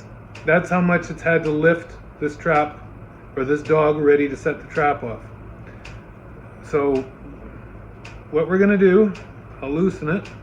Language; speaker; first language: English; native; English